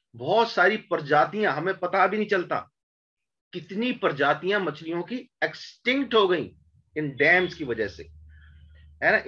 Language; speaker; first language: Hindi; native; Hindi